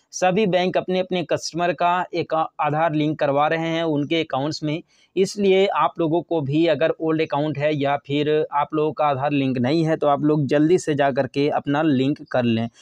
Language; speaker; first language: Hindi; native; Hindi